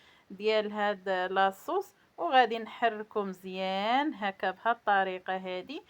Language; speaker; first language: Arabic; native; Arabic